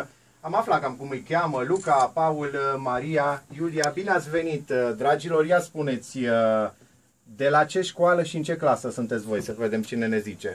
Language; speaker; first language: Romanian; native; Romanian